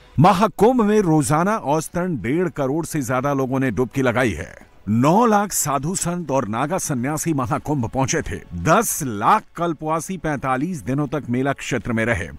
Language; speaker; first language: Hindi; native; Hindi